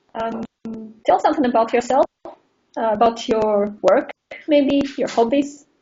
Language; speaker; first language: English; non-native, fluent; Russian